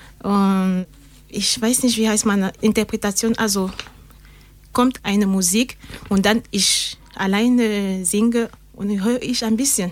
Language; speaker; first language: German; non-native, learner; French